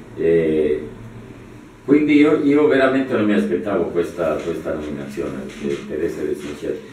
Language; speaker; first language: Italian; non-native, fluent; Spanish